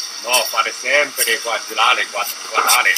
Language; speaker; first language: Italian; non-native, learner; Chinese